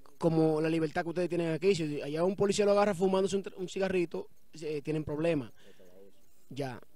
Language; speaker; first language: Spanish; native; Spanish